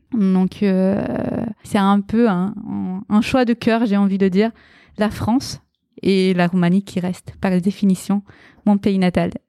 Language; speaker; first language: French; early bilingual, other home language; Romanian